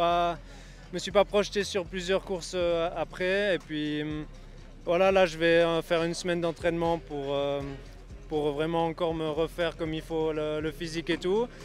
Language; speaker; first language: French; native; French